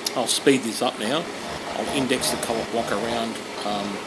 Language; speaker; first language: English; native; English